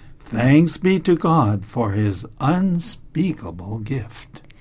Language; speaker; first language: English; native; English